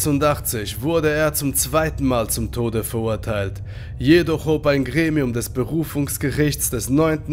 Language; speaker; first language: German; native; German